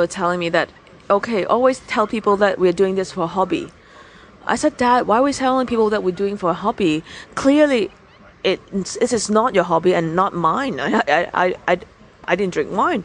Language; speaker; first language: English; non-native, local second language; Cantonese